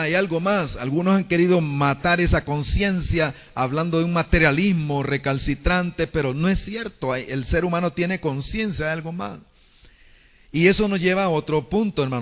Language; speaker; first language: Spanish; native; Spanish